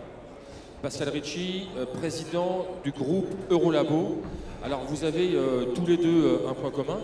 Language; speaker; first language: French; native; French